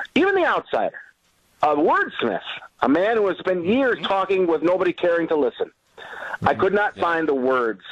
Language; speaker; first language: English; native; English